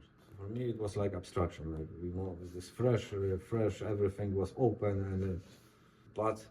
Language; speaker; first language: English; non-native, learner; Polish